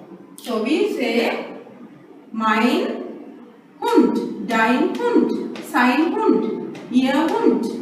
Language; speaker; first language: German; non-native, fluent; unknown